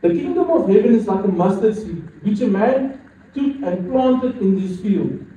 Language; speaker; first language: English; non-native, local second language; Afrikaans